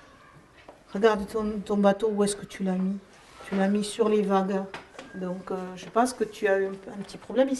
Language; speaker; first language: French; native; French